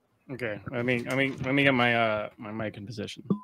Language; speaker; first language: English; native; English